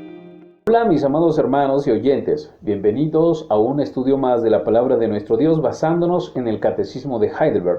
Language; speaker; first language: Spanish; native; Spanish